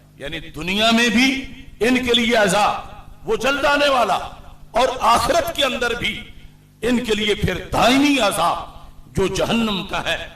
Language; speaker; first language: Urdu; non-native, local second language; Punjabi